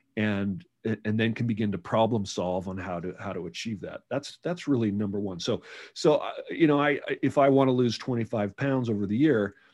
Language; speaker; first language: English; native; English